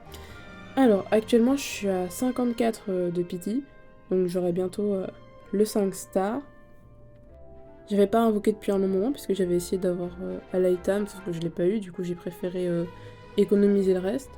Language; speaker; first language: French; native; French